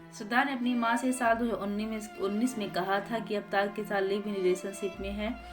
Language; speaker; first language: Hindi; native; Hindi